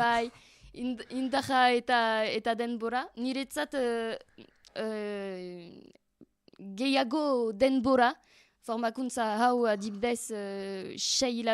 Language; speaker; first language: Basque; non-native, learner; French